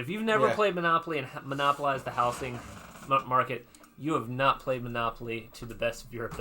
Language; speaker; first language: English; native; English